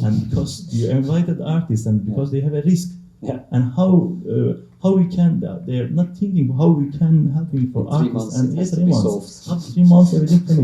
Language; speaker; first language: English; non-native, learner; Kurdish